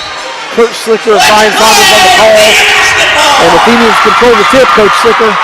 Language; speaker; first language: English; native; English